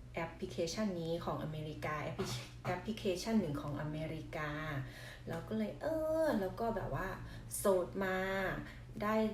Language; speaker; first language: Thai; non-native, local second language; Northeastern Thai